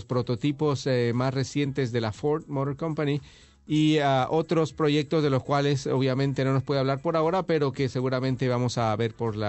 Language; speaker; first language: Spanish; native; Spanish